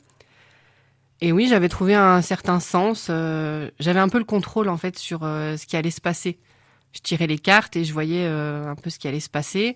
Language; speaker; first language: French; native; French